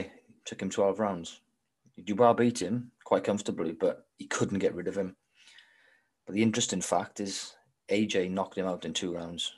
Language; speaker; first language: English; native; English